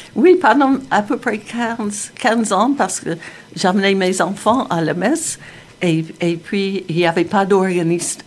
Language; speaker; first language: French; non-native, fluent; English